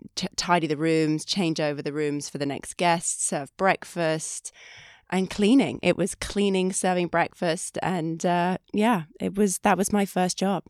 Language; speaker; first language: English; native; English